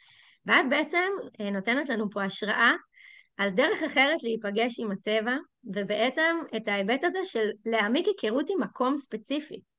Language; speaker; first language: Hebrew; native; Hebrew